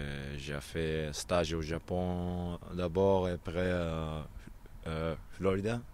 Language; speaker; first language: French; non-native, learner; Japanese